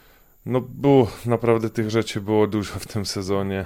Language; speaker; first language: Polish; non-native, fluent; Czech